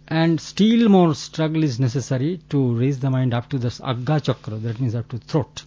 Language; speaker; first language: English; non-native, local second language; Bangla